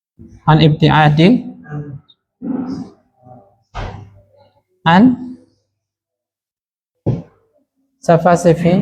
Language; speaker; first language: Arabic; non-native, fluent; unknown